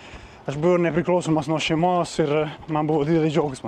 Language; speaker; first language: Lithuanian; non-native, learner; Italian